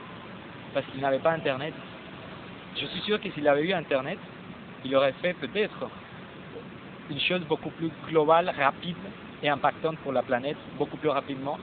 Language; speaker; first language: French; non-native, fluent; Spanish